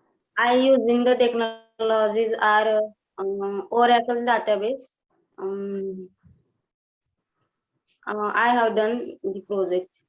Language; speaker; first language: English; non-native, learner; Marathi